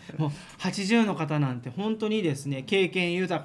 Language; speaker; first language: Japanese; native; Japanese